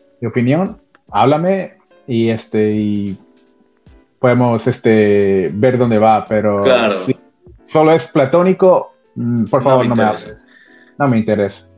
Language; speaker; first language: Spanish; early bilingual, heritage; Spanish